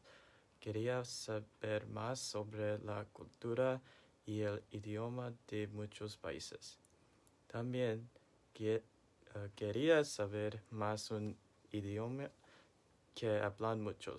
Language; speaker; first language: Spanish; non-native, learner; English